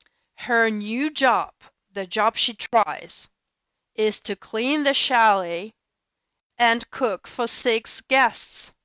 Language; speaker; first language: English; non-native, fluent; Russian